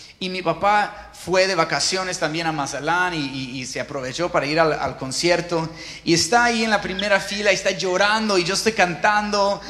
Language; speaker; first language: Spanish; non-native, fluent; English